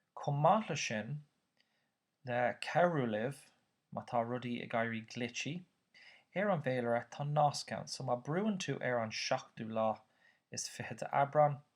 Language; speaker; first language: Irish; native; Irish